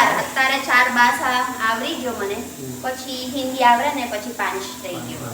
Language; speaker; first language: Gujarati; non-native, learner; Filipino